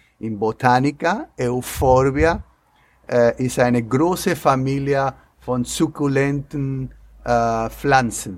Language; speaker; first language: German; non-native, learner; Spanish